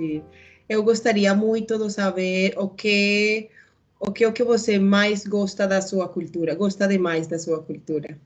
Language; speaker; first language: Portuguese; non-native, learner; Spanish